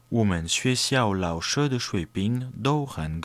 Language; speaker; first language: Chinese; non-native, learner; French